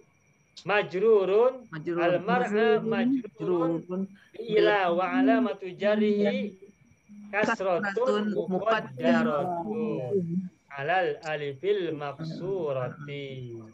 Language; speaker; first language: Arabic; non-native, fluent; Indonesian